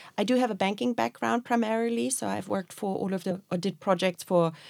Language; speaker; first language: English; non-native, fluent; German